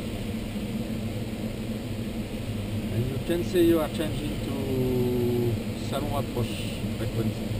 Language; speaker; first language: English; non-native, fluent; French